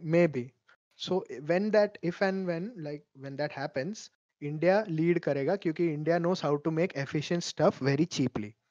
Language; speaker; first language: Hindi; non-native, local second language; Malayalam